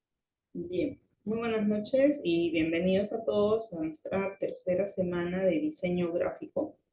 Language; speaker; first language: Spanish; native; Spanish